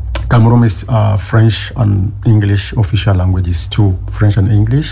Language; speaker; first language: English; non-native, local second language; French